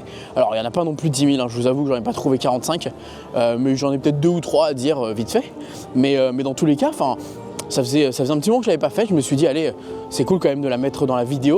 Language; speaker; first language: French; native; French